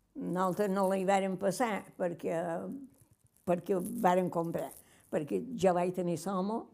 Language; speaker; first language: Catalan; native; Catalan